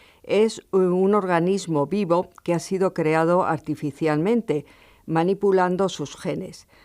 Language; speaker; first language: Spanish; native; Spanish